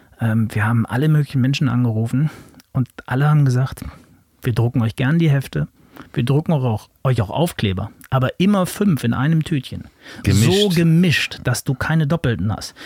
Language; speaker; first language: German; native; German